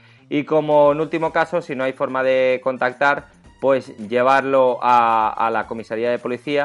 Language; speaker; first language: Spanish; native; Spanish